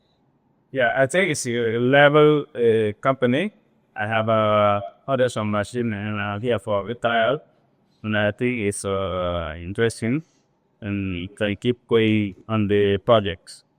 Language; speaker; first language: English; non-native, learner; French